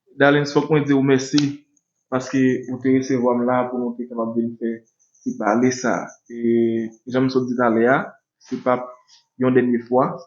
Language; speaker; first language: Haitian Creole; native; Haitian Creole